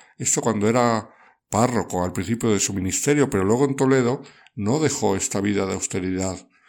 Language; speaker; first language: Spanish; native; Spanish